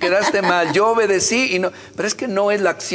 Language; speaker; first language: Spanish; native; Spanish